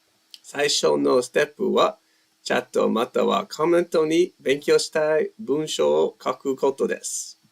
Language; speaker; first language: Japanese; non-native, learner; English